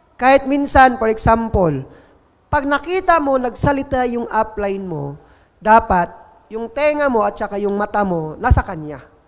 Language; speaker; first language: Filipino; non-native, local second language; Cebuano